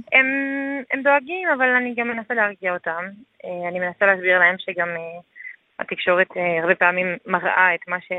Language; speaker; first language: Hebrew; non-native, fluent; French